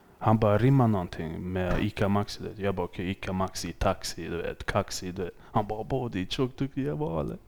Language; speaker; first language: Swedish; early bilingual, other home language; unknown